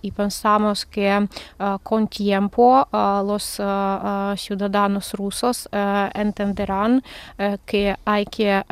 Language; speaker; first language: Spanish; non-native, learner; Ukrainian